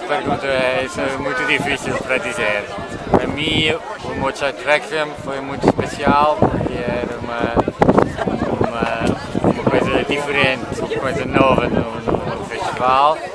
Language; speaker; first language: Portuguese; non-native, fluent; English